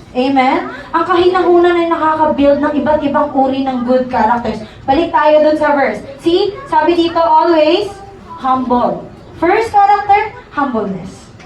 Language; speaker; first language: Filipino; native; Filipino